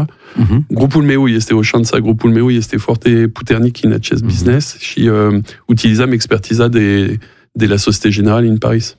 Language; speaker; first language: Romanian; non-native, learner; French